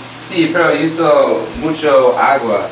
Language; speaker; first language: Spanish; non-native, learner; English